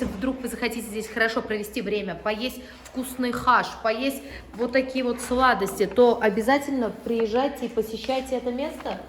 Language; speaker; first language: Russian; native; Russian